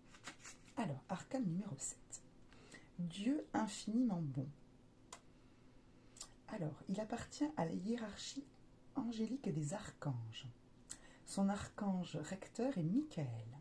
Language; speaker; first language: French; native; French